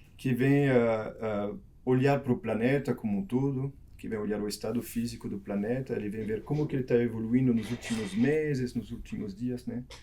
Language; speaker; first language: Portuguese; non-native, fluent; French